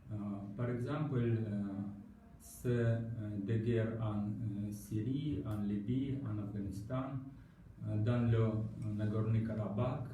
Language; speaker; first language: French; non-native, learner; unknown